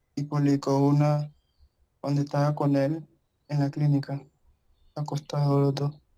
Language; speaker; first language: Spanish; native; Spanish